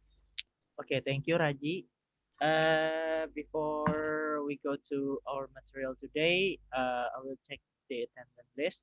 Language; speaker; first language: English; non-native, learner; Indonesian